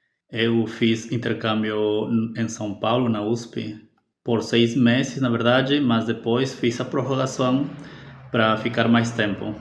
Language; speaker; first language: Portuguese; non-native, fluent; Spanish